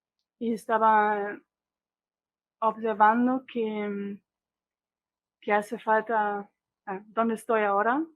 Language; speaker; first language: Spanish; non-native, fluent; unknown